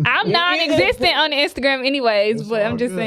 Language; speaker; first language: English; native; English